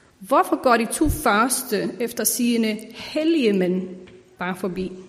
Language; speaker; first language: Danish; non-native, fluent; Icelandic